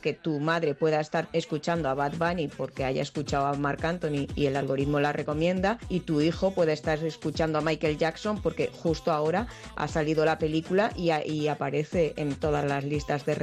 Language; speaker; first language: Spanish; native; Spanish